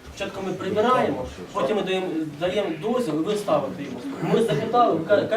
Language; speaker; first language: Ukrainian; native; Ukrainian